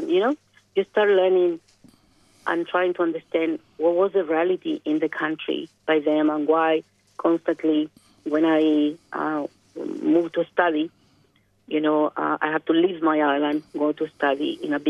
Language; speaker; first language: English; non-native, fluent; Spanish